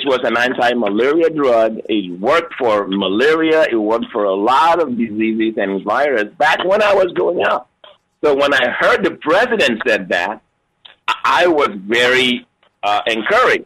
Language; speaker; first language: English; non-native, local second language; Yoruba